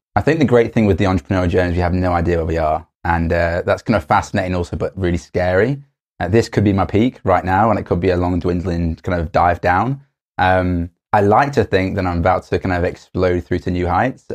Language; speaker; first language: English; native; English